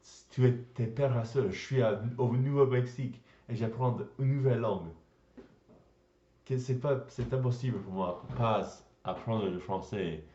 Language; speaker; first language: French; non-native, learner; English